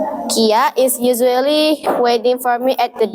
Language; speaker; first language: English; non-native, learner; Indonesian